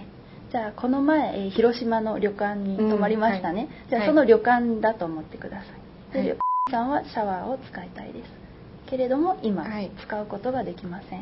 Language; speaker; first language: Japanese; native; Japanese